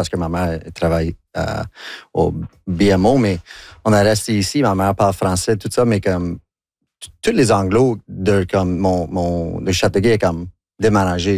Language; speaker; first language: French; non-native, local second language; English